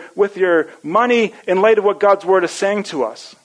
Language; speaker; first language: English; native; English